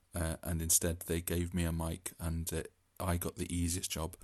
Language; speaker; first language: English; native; English